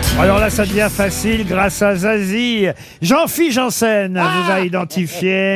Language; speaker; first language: French; native; French